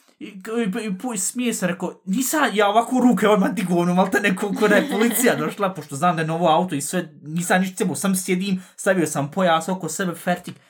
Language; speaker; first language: Bosnian; early bilingual, heritage; Bosnian